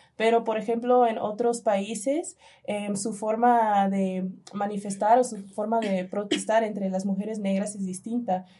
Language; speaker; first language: Spanish; early bilingual, heritage; Spanish